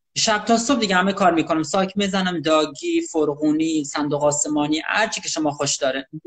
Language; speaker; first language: Persian; native; Persian